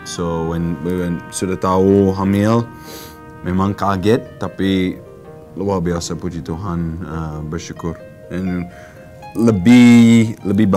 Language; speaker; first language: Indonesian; non-native, learner; English